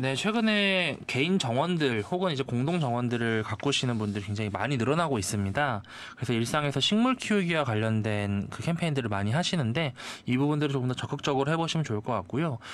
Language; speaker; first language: Korean; native; Korean